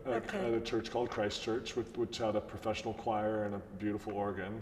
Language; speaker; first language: English; native; English